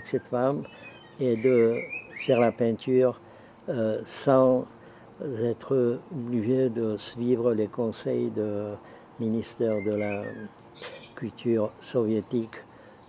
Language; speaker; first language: French; non-native, fluent; Czech